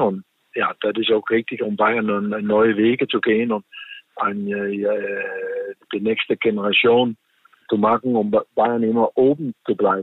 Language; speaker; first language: German; non-native, fluent; Danish